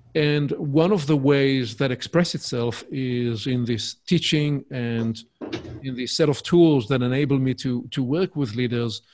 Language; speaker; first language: English; non-native, fluent; Hebrew